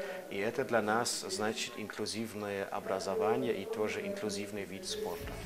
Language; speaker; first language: Russian; non-native, fluent; German